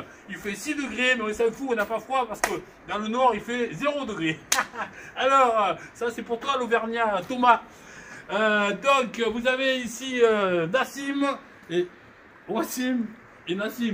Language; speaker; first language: French; native; French